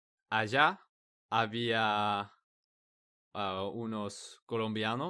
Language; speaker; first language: Spanish; non-native, learner; English